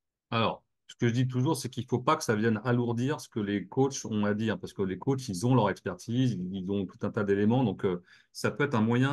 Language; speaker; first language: French; native; French